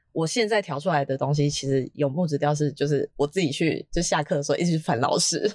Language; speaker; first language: Chinese; native; Chinese